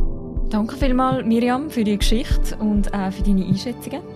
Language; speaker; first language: German; native; German